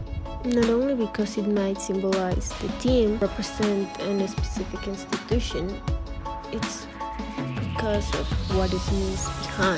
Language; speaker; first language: English; non-native, fluent; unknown